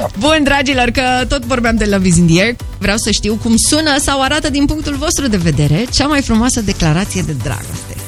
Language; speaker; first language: Romanian; native; Romanian